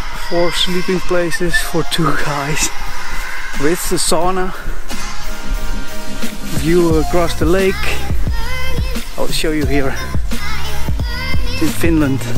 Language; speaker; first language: English; non-native, fluent; Dutch